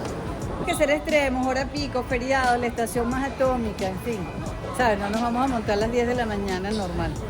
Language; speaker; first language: Spanish; native; Spanish